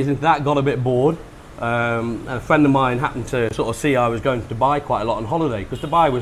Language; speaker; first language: English; native; English